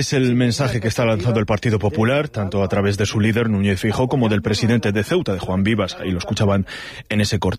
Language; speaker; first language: Spanish; native; Spanish